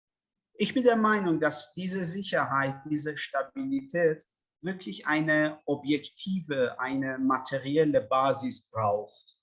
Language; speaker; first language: German; non-native, fluent; Persian